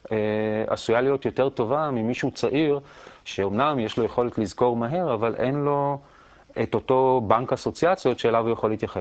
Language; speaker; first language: Hebrew; native; Hebrew